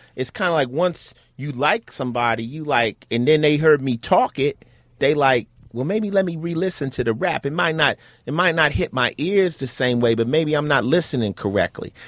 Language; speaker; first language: English; native; English